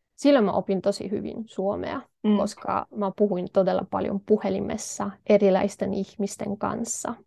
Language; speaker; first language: Finnish; non-native, fluent; Polish